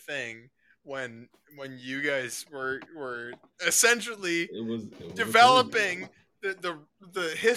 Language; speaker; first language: English; native; English